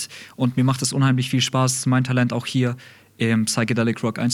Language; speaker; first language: German; early bilingual, other home language; Russian